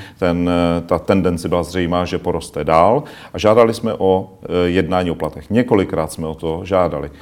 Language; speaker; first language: Czech; native; Czech